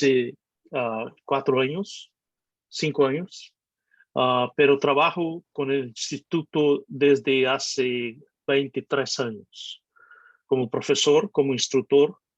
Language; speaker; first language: Spanish; non-native, fluent; Portuguese